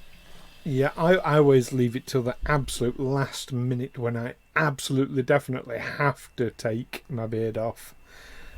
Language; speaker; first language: English; native; English